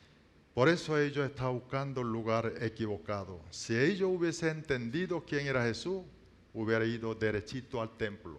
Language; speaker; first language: Spanish; non-native, learner; Korean